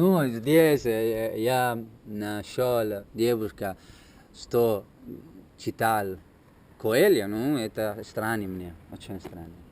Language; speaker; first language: Russian; non-native, learner; Italian